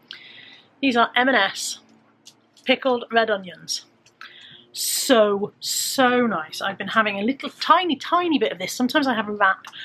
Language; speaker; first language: English; native; English